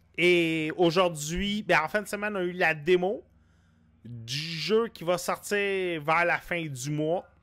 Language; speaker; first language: French; native; French